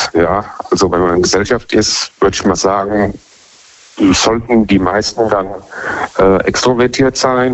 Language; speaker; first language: German; native; German